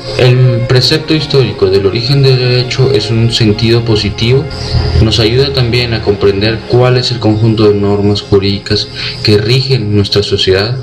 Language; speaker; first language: Spanish; native; Spanish